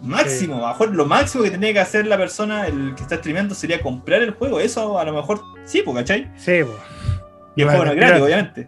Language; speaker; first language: Spanish; native; Spanish